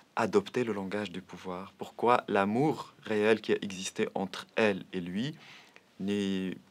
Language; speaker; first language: French; non-native, local second language; Arabic